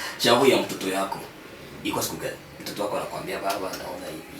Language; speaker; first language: Swahili; native; Swahili